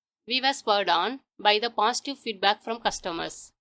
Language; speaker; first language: English; non-native, local second language; Tamil